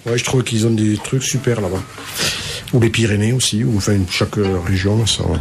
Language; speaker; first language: French; native; French